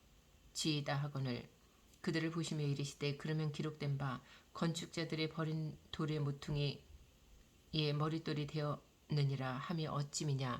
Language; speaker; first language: Korean; native; Korean